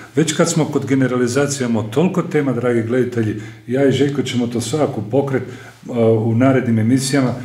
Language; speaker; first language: Croatian; native; Croatian